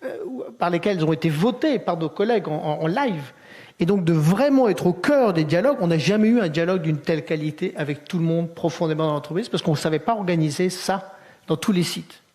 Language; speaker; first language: French; native; French